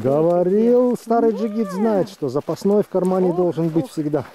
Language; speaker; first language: Russian; native; Russian